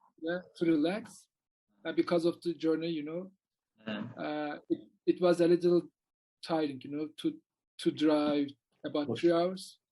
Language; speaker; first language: English; non-native, learner; Turkish